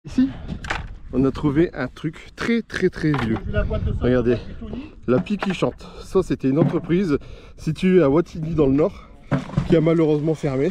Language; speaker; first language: French; native; French